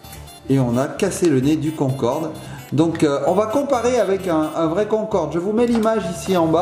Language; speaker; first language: French; native; French